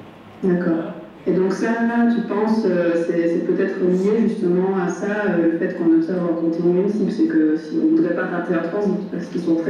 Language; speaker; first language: French; native; French